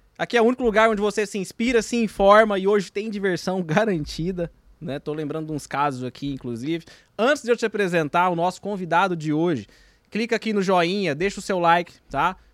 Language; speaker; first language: Portuguese; native; Portuguese